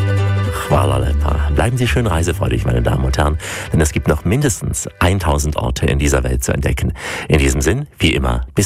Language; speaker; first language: German; native; German